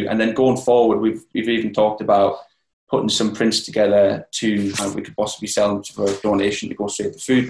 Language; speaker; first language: English; native; English